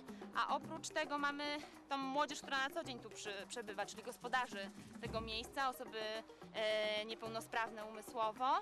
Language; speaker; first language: Polish; native; Polish